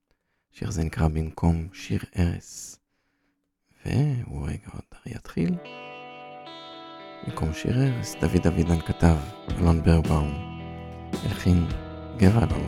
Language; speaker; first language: Hebrew; native; Hebrew